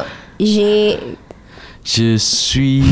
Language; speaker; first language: French; non-native, learner; Indonesian